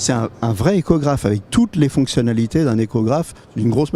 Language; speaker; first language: French; native; French